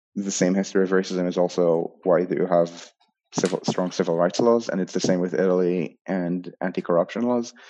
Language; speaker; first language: English; non-native, fluent; Hebrew